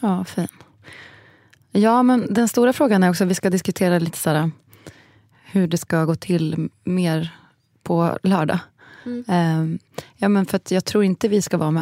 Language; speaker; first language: Swedish; native; Swedish